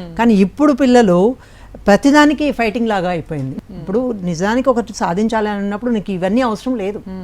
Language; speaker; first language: Telugu; native; Telugu